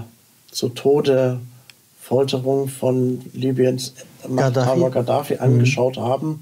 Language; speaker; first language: German; native; German